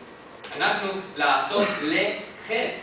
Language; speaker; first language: Hebrew; non-native, learner; English